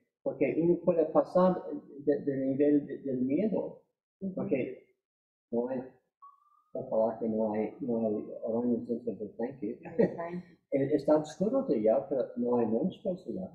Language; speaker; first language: Spanish; non-native, fluent; English